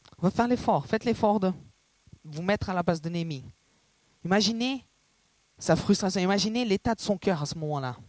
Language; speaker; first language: French; non-native, fluent; Portuguese